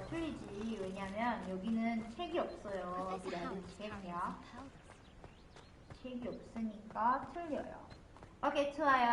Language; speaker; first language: Korean; non-native, fluent; Indonesian